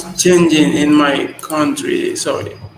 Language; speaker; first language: English; non-native, learner; Spanish